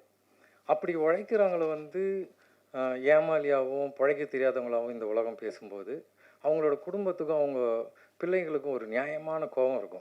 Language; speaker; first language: Tamil; native; Tamil